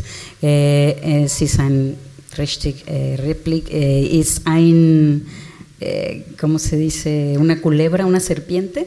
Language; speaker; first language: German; non-native, learner; Spanish